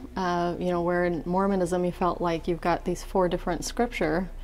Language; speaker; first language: English; native; English